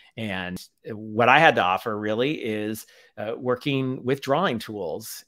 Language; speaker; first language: English; native; English